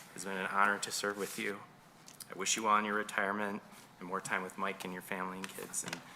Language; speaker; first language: English; native; English